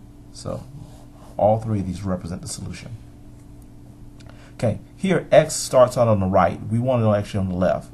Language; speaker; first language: English; native; English